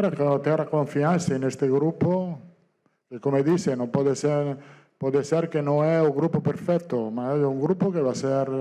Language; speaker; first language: Portuguese; non-native, fluent; Italian